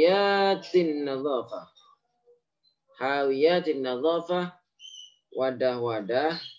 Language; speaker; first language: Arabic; non-native, fluent; Indonesian